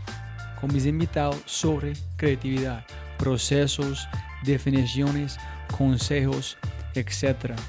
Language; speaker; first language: Spanish; non-native, fluent; English